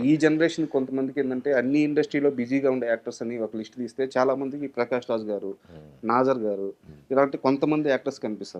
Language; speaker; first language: Telugu; native; Telugu